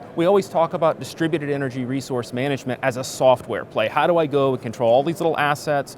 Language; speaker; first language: English; native; English